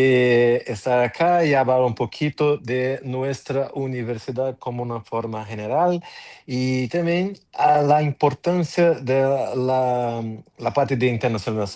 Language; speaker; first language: Spanish; non-native, fluent; Portuguese